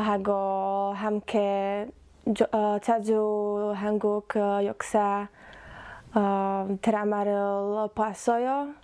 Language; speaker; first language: Korean; non-native, learner; Slovak